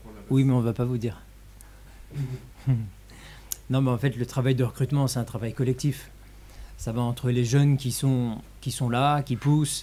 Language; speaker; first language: French; native; French